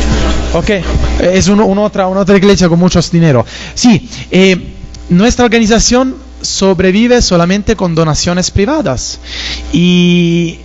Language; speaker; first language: Spanish; non-native, fluent; Italian